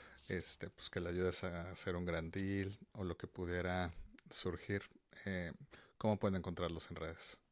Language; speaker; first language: Spanish; native; Spanish